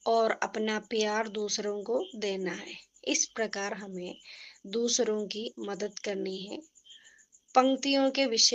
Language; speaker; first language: Hindi; non-native, local second language; Malayalam